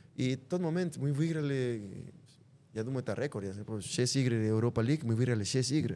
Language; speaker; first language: Russian; non-native, learner; Spanish